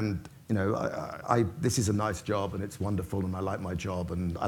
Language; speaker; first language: English; native; English